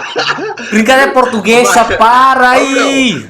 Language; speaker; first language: Portuguese; non-native, learner; Indonesian